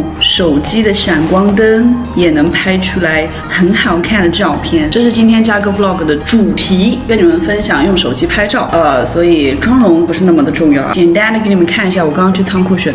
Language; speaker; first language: Chinese; native; Chinese